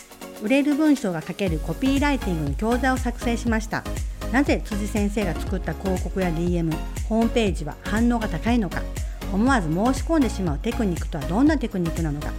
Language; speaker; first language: Japanese; native; Japanese